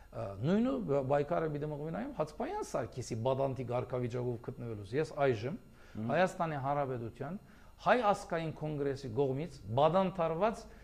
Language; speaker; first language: Armenian; early bilingual, heritage; Armenian